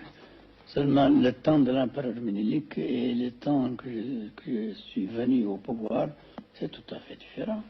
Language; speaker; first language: French; non-native, fluent; Amharic